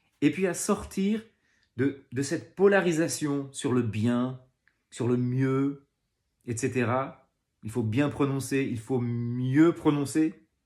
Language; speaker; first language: French; native; French